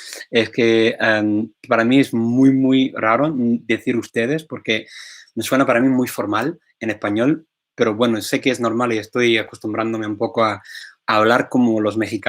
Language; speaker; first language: Spanish; non-native, fluent; English